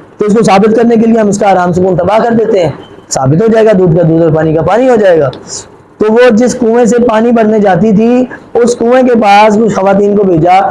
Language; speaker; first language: Urdu; non-native, local second language; Punjabi